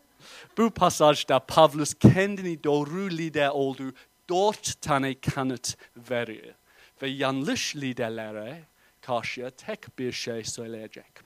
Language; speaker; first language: Turkish; non-native, fluent; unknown